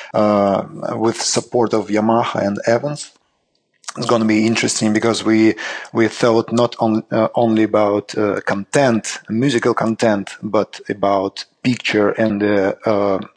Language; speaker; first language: English; non-native, learner; Russian